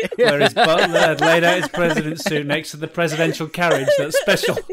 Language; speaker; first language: English; native; English